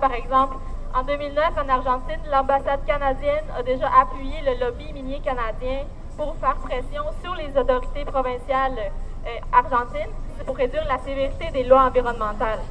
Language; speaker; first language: French; native; French